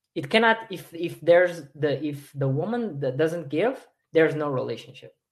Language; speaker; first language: English; non-native, fluent; Portuguese